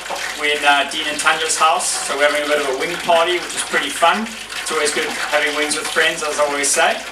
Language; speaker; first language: English; native; English